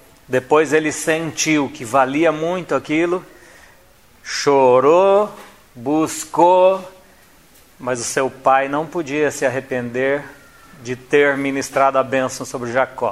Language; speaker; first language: Portuguese; native; Portuguese